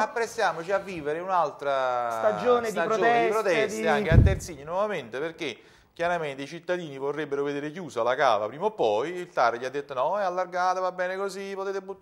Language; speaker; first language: Italian; native; Italian